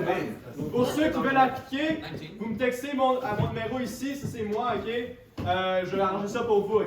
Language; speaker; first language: French; native; French